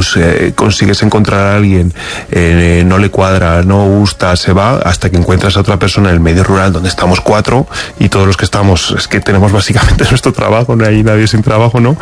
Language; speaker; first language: Spanish; native; Spanish